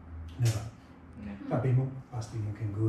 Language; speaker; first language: Indonesian; non-native, fluent; English